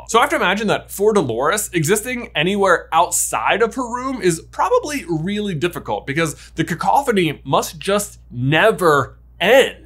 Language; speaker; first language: English; native; English